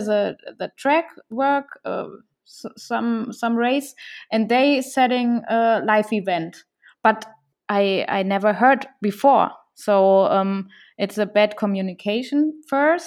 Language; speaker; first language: English; non-native, fluent; German